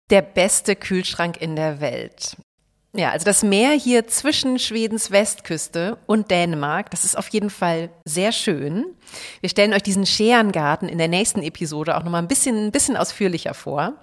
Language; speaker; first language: German; native; German